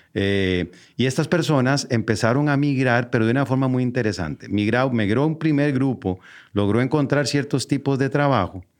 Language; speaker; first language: Spanish; native; Spanish